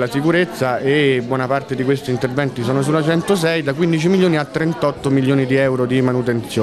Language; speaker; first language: Italian; native; Italian